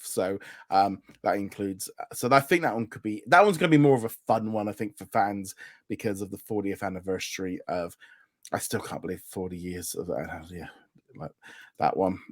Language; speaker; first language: English; native; English